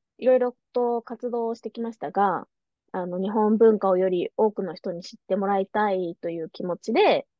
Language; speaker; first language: Japanese; native; Japanese